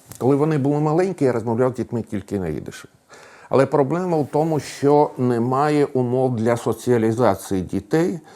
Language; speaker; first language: Ukrainian; native; Ukrainian